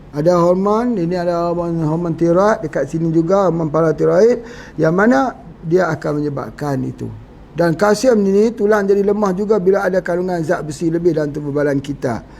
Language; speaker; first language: Malay; native; Malay